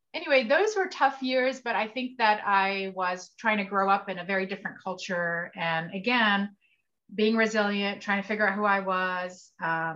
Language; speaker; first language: English; early bilingual, other home language; Arabic